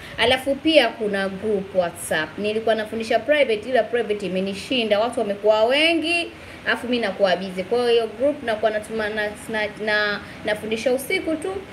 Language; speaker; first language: Swahili; native; Swahili